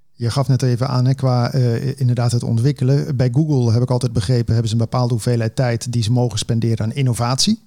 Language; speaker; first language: Dutch; native; Dutch